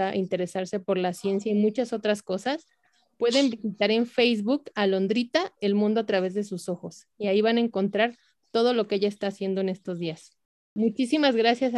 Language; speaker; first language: Spanish; native; Spanish